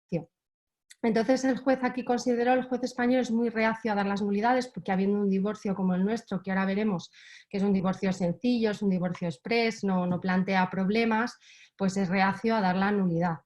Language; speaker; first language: Spanish; native; Spanish